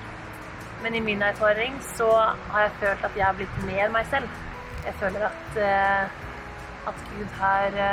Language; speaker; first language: Norwegian; native; Norwegian